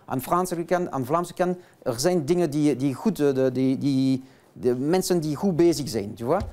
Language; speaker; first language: Dutch; non-native, local second language; French